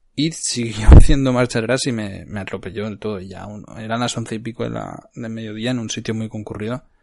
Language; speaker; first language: Spanish; native; Spanish